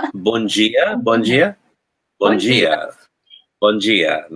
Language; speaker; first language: Portuguese; non-native, learner; English